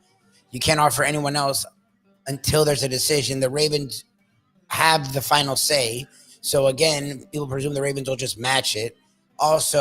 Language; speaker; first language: English; native; English